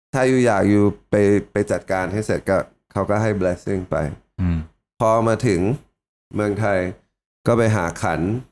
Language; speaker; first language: Thai; early bilingual, heritage; Thai